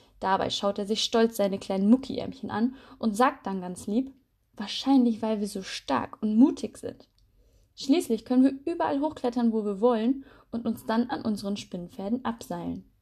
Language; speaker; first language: German; native; German